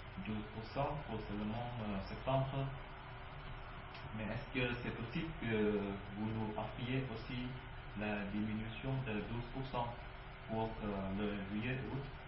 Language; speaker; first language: French; non-native, learner; Vietnamese